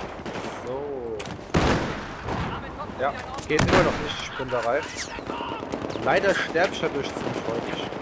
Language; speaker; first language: German; native; German